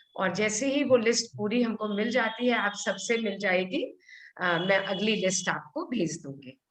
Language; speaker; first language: Hindi; native; Hindi